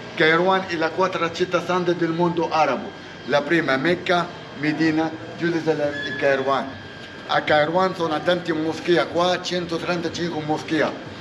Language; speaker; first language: Italian; non-native, learner; Arabic